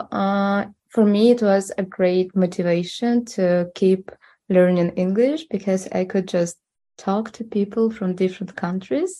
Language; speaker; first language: English; non-native, fluent; Russian